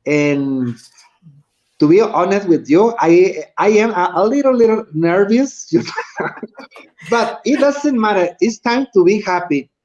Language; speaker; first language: English; non-native, learner; Spanish